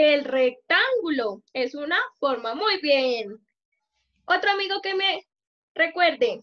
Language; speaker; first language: Spanish; native; Spanish